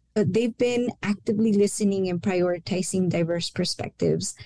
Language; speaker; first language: English; early bilingual, other home language; Spanish